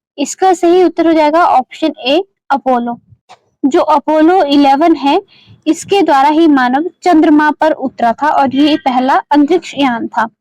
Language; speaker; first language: Hindi; native; Hindi